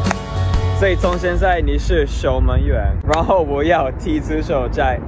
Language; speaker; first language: Chinese; non-native, learner; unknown